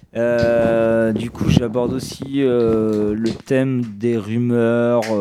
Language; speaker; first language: French; native; French